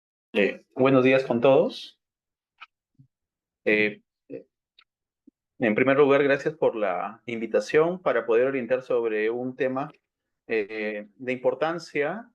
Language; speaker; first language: Spanish; native; Spanish